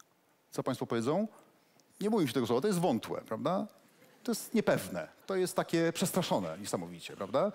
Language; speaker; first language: Polish; native; Polish